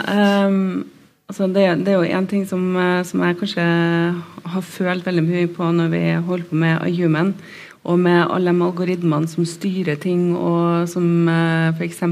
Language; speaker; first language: Norwegian; native; Norwegian